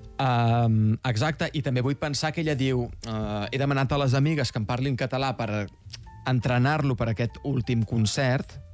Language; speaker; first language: Catalan; native; Catalan